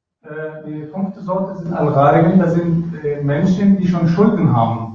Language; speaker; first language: German; non-native, fluent; Arabic